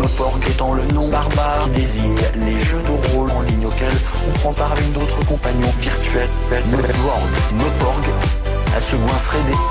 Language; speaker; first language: French; native; French